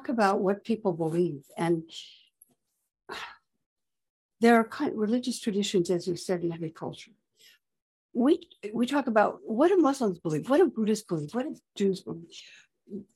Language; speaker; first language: English; native; English